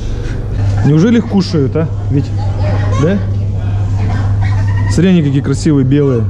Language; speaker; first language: Russian; native; Russian